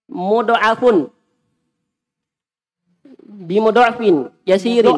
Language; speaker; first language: Arabic; non-native, learner; Indonesian